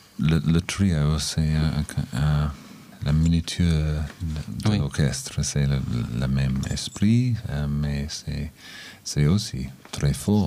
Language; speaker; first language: French; non-native, learner; English